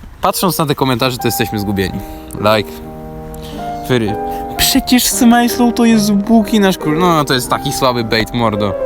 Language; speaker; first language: Polish; native; Polish